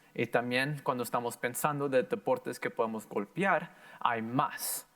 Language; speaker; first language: Spanish; early bilingual, heritage; Spanish